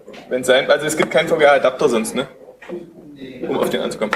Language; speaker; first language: German; native; German